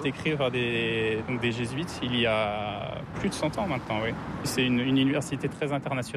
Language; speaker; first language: French; native; French